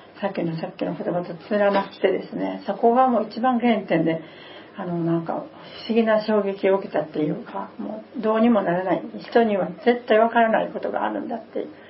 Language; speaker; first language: Japanese; native; Japanese